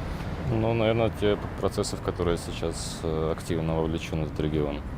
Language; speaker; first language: Russian; native; Russian